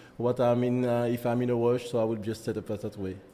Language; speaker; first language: English; non-native, fluent; French